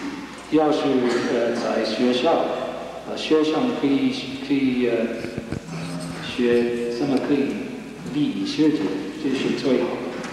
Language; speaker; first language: Chinese; non-native, learner; English